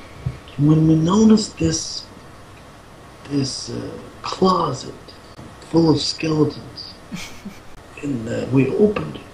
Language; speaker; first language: English; native; English